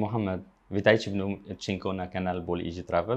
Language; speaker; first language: Polish; non-native, learner; Arabic